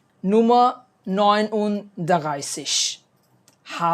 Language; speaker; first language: German; non-native, fluent; Bangla